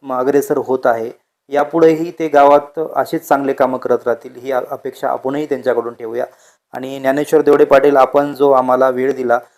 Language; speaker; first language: Marathi; native; Marathi